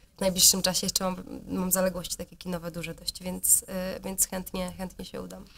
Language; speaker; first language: Polish; native; Polish